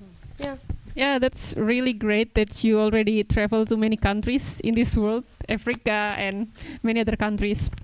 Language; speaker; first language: English; non-native, local second language; Indonesian